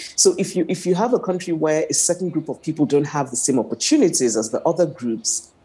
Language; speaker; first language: English; non-native, local second language; Igbo